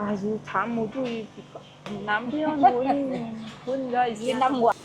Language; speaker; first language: Korean; non-native, learner; Vietnamese